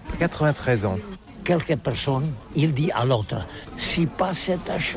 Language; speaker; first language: French; non-native, learner; Catalan